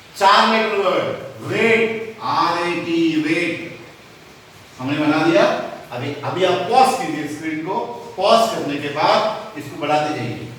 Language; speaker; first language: Hindi; non-native, local second language; Konkani